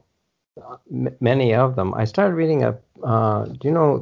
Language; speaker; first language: English; native; English